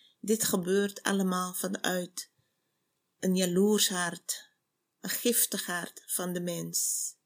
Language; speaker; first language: Dutch; native; Dutch